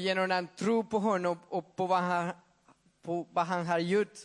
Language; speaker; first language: Swedish; non-native, fluent; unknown